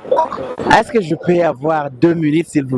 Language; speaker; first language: French; non-native, fluent; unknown